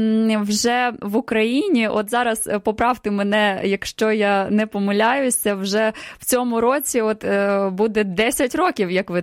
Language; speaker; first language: Ukrainian; native; Ukrainian